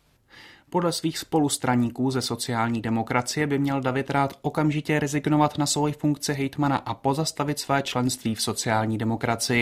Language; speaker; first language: Czech; native; Czech